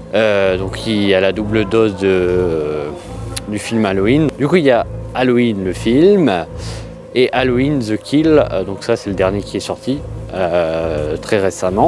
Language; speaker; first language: French; native; French